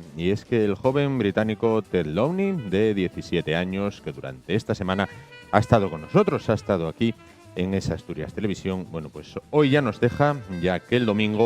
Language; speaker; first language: Spanish; native; Spanish